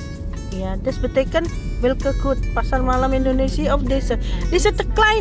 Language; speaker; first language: Dutch; non-native, learner; Indonesian